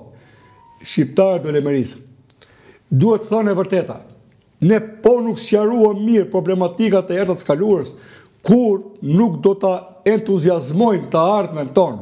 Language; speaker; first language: Albanian; native; Albanian